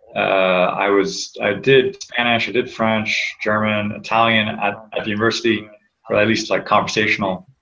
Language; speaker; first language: English; native; English